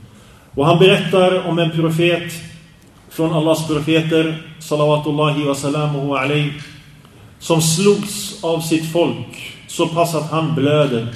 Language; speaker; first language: Swedish; early bilingual, other home language; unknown